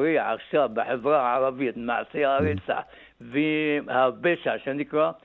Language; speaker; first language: Hebrew; non-native, local second language; Arabic